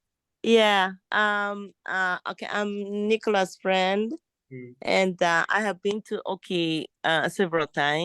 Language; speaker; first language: English; non-native, fluent; Japanese